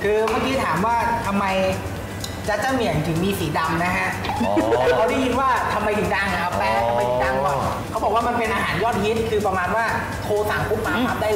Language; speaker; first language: Thai; native; Thai